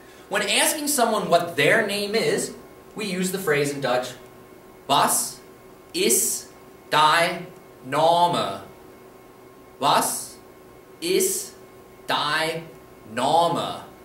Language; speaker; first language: English; native; English